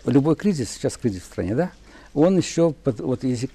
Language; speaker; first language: Russian; non-native, local second language; Ukrainian